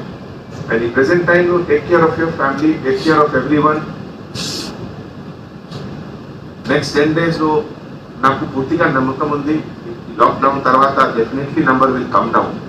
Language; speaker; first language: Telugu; non-native, fluent; Hindi